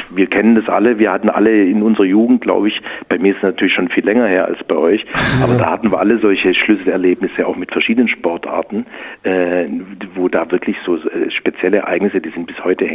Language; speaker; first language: German; native; German